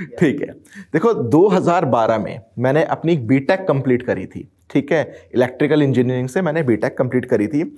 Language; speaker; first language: Hindi; native; Hindi